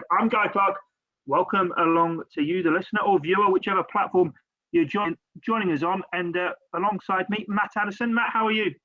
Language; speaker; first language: English; native; English